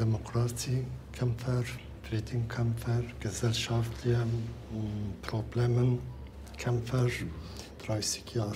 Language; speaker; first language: German; non-native, learner; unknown